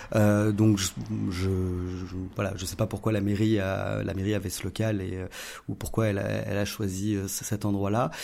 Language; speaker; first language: French; native; French